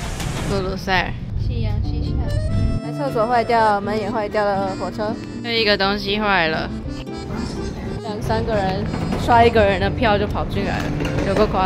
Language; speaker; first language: Chinese; native; Chinese